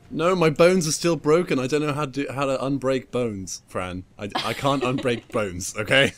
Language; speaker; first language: English; native; English